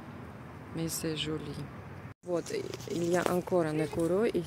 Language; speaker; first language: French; non-native, fluent; Russian